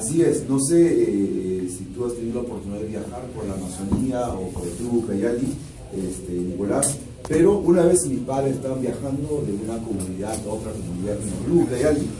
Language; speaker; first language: Spanish; non-native, local second language; Shipibo-Conibo